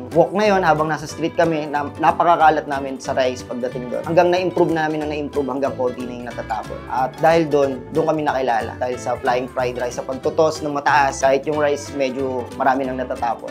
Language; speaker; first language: Filipino; native; Filipino